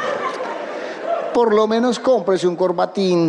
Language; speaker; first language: Spanish; native; Spanish